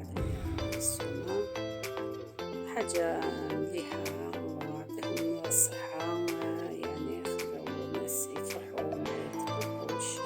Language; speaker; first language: Arabic; non-native, local second language; Kabyle